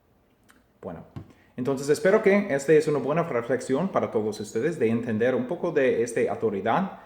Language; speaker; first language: Spanish; non-native, fluent; English